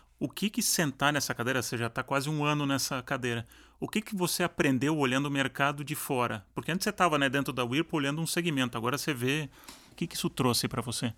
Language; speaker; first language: Portuguese; native; Portuguese